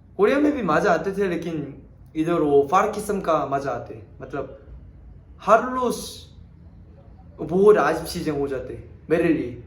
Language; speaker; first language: Hindi; non-native, learner; Korean